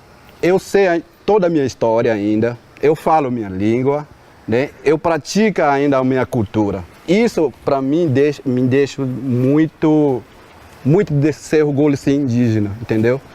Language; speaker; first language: Portuguese; non-native, local second language; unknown